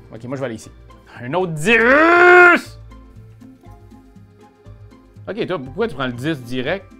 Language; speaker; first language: French; native; French